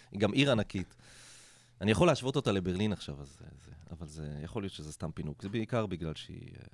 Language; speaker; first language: Hebrew; non-native, local second language; Arabic